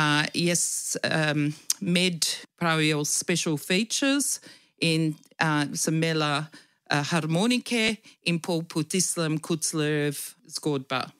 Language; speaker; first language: Slovenian; early bilingual, heritage; Slovenian